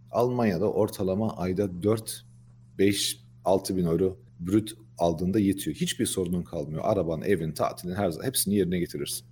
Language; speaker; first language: Turkish; early bilingual, heritage; Turkish